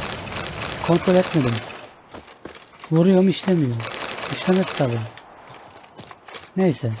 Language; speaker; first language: Turkish; native; Turkish